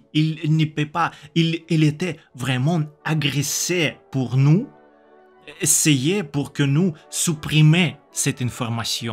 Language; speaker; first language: French; non-native, learner; Russian